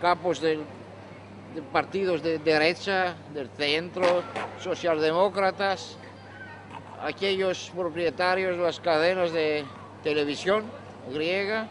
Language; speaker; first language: Spanish; non-native, fluent; Greek